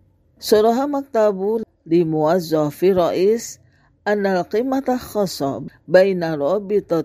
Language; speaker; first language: Arabic; non-native, fluent; Indonesian